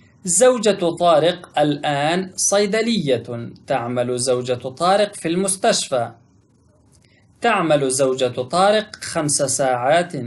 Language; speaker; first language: Arabic; non-native, fluent; Pashto